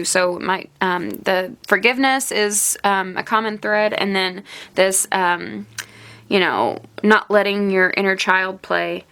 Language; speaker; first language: English; native; English